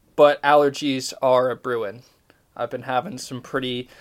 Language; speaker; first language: English; native; English